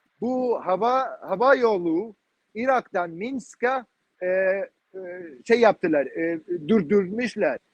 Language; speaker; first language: Turkish; non-native, learner; Kurdish